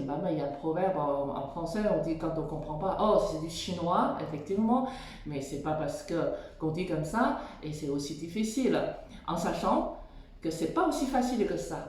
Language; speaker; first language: French; non-native, fluent; Chinese